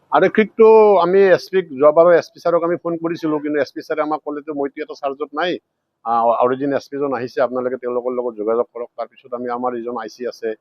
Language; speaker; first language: Assamese; native; Assamese